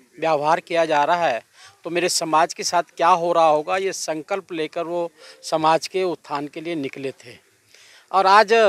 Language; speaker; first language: Hindi; native; Hindi